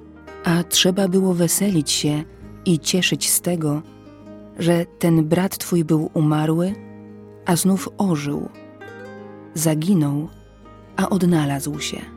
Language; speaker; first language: Polish; native; Polish